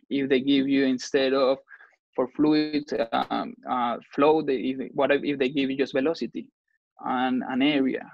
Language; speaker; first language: English; non-native, fluent; Spanish